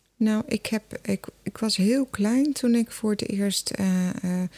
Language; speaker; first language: Dutch; non-native, fluent; Portuguese